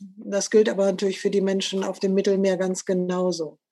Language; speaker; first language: German; native; German